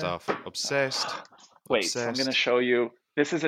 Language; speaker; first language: English; non-native, fluent; Polish